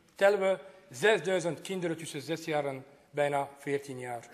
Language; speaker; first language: Dutch; non-native, local second language; French